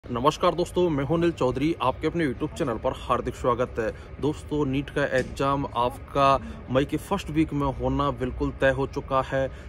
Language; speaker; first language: Hindi; native; Hindi